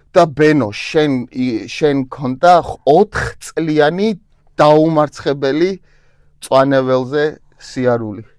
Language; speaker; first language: Georgian; native; Georgian